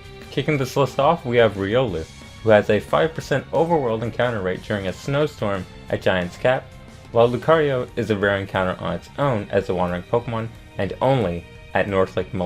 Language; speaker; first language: English; native; English